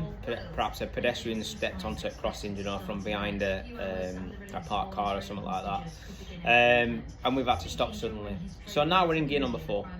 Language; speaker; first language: English; native; English